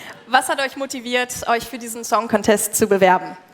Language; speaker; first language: German; native; German